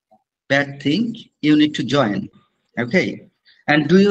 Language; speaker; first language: English; non-native, fluent; Bangla